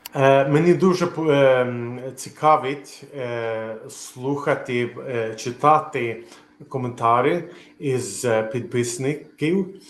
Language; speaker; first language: Ukrainian; non-native, learner; Swedish